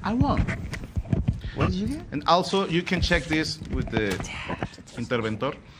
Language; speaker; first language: English; non-native, fluent; Spanish